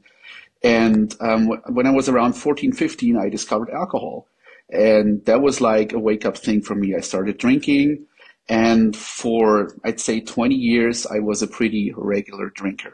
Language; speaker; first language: English; non-native, fluent; German